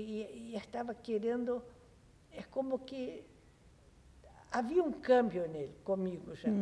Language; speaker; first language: Spanish; non-native, fluent; Portuguese